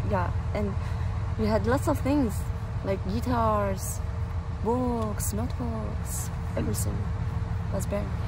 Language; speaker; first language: English; non-native, fluent; Persian